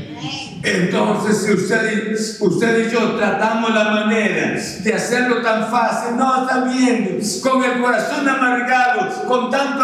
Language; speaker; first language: Spanish; native; Spanish